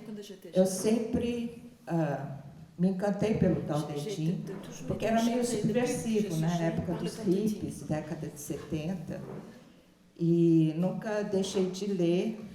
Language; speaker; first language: Portuguese; early bilingual, other home language; Chinese